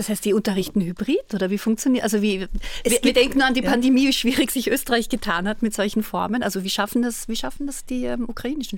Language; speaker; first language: German; native; German